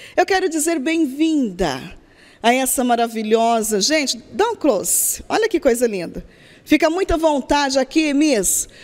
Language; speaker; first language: Portuguese; native; Portuguese